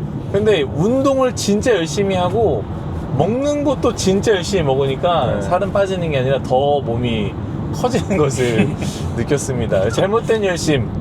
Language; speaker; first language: Korean; native; Korean